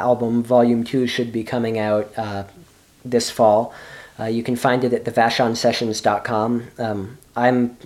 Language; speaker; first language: English; native; English